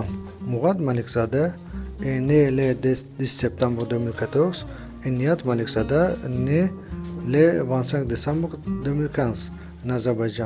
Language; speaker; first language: French; non-native, learner; Azerbaijani